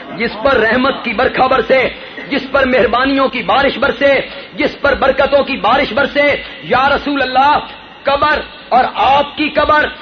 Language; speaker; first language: Urdu; non-native, local second language; Punjabi